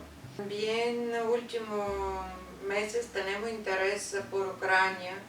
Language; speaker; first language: Spanish; non-native, learner; Bulgarian